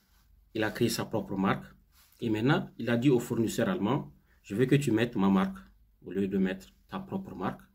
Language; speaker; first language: French; non-native, local second language; Hausa